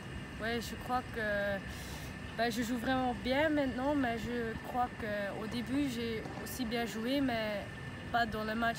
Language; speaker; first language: French; non-native, learner; Dutch